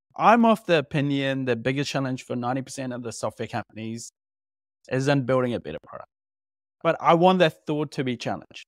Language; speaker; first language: English; native; English